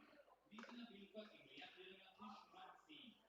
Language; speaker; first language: German; native; German